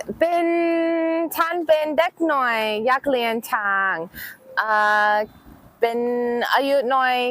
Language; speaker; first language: Thai; non-native, learner; English